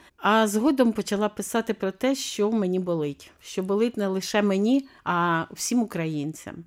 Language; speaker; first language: Ukrainian; native; Ukrainian